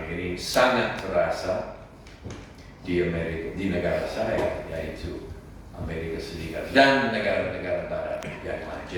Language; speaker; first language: Indonesian; non-native, fluent; English